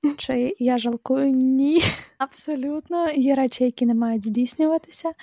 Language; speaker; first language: Ukrainian; non-native, local second language; Russian